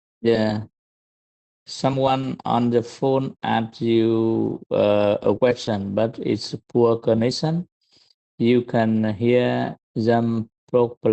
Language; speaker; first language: English; non-native, learner; Vietnamese